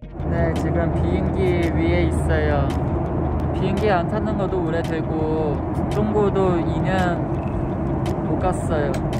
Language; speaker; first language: Korean; non-native, fluent; Chinese